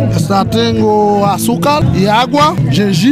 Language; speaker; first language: Spanish; non-native, learner; Haitian Creole